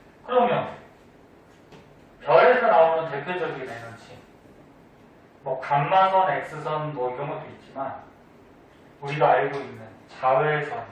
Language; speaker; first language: Korean; native; Korean